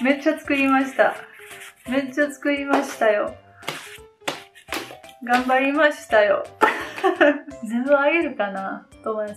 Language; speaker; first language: Japanese; non-native, learner; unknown